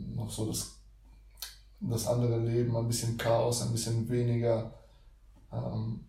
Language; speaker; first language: German; early bilingual, other home language; Russian